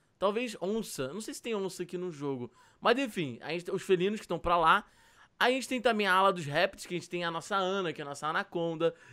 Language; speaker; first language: Portuguese; native; Portuguese